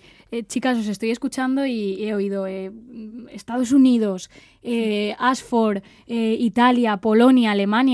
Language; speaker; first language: Spanish; native; Spanish